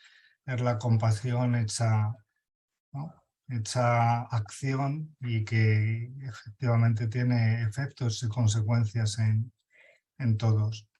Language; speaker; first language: Spanish; native; Spanish